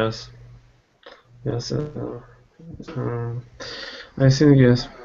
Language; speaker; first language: English; non-native, learner; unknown